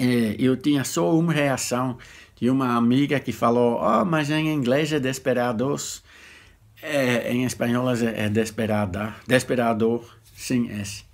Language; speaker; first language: Portuguese; non-native, fluent; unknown